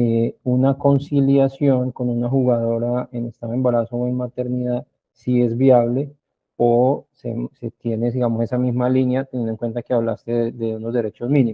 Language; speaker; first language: Spanish; native; Spanish